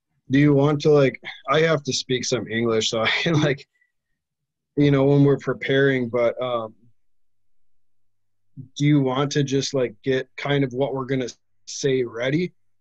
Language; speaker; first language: English; native; English